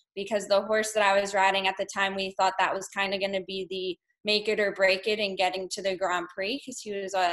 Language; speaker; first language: English; native; English